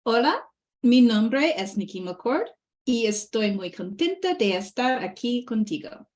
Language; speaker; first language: Spanish; non-native, learner; English